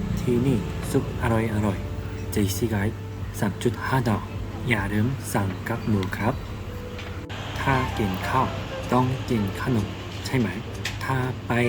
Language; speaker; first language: Thai; non-native, learner; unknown